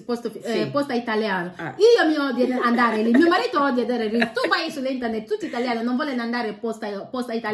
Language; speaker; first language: Italian; non-native, learner; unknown